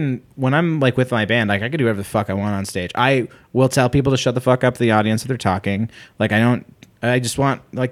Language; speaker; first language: English; native; English